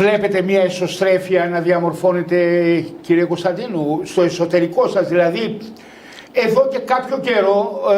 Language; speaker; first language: Greek; native; Greek